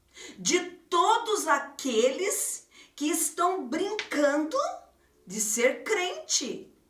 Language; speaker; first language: Portuguese; native; Portuguese